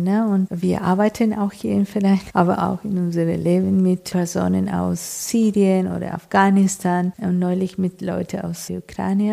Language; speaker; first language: German; non-native, fluent; Spanish